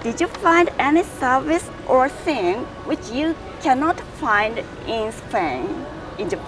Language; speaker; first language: English; non-native, learner; Japanese